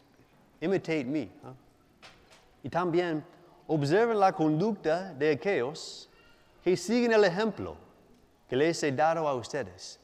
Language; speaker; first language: Spanish; non-native, fluent; English